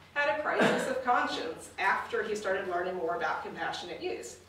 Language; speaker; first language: English; native; English